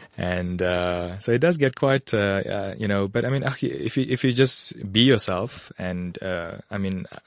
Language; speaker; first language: English; native; English